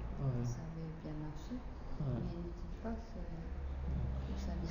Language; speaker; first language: French; native; French